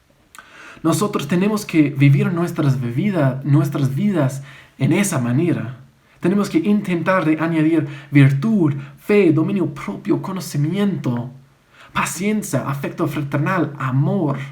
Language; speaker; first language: Spanish; non-native, fluent; English